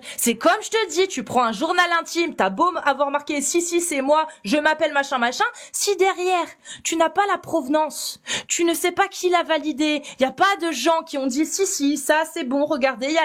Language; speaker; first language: French; native; French